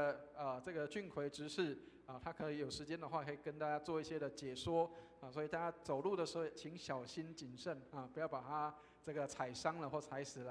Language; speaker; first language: Chinese; native; Chinese